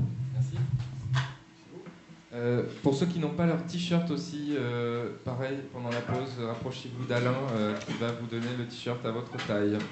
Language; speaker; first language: French; native; French